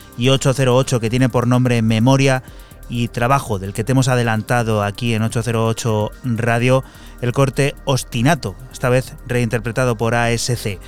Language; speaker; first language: Spanish; native; Spanish